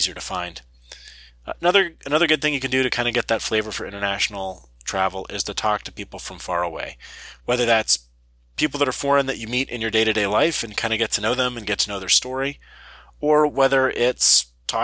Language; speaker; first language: English; native; English